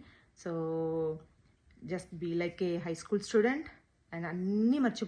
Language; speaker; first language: Telugu; native; Telugu